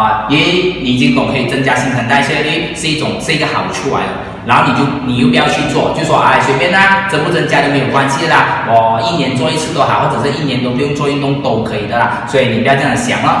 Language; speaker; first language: Chinese; native; Chinese